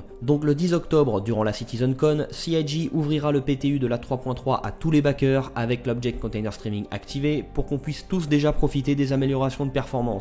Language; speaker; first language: French; native; French